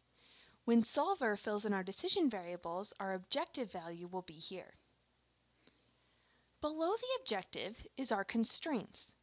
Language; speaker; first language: English; native; English